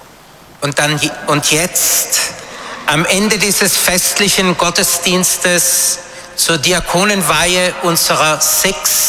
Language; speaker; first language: German; native; German